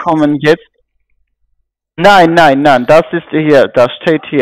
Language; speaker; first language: German; non-native, learner; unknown